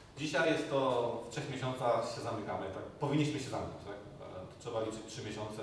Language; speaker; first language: Polish; native; Polish